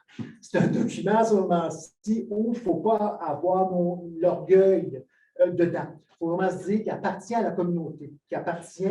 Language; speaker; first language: French; native; French